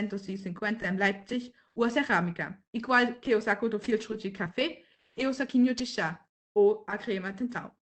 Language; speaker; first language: Portuguese; non-native, fluent; German